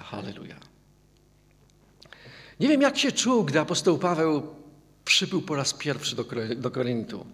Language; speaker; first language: Polish; native; Polish